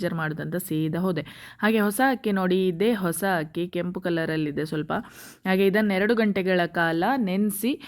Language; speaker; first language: Kannada; native; Kannada